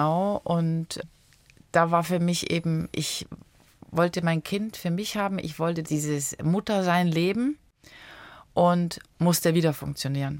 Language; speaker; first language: German; early bilingual, other home language; Italian